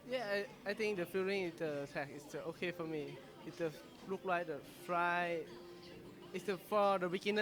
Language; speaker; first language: English; non-native, learner; Thai